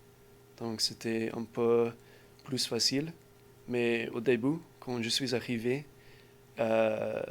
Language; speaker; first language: French; non-native, learner; English